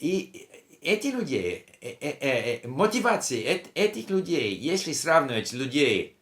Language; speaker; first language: Russian; non-native, learner; English